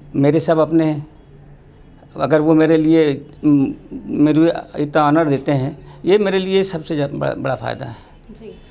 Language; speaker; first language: Hindi; native; Hindi